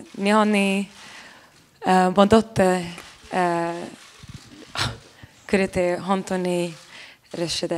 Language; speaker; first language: Japanese; non-native, learner; Swedish